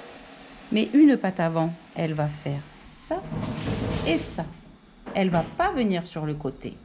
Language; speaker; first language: French; native; French